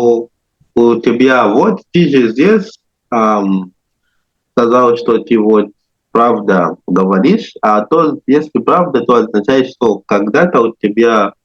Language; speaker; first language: Russian; non-native, learner; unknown